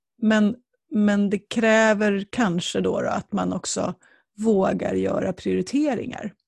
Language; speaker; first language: Swedish; native; Swedish